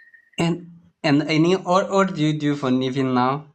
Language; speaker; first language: English; non-native, learner; Chinese